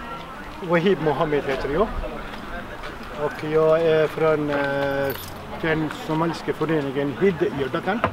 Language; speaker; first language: Swedish; non-native, fluent; Somali